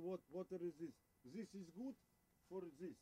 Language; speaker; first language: English; non-native, learner; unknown